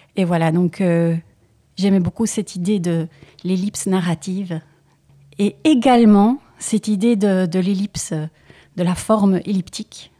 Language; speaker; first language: French; native; French